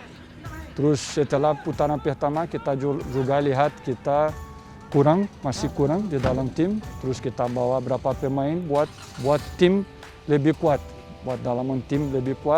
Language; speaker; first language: Indonesian; non-native, fluent; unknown